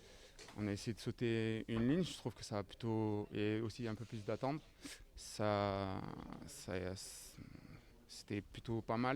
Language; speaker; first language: French; native; French